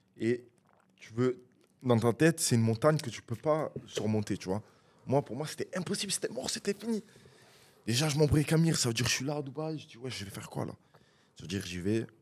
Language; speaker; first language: French; non-native, fluent; Italian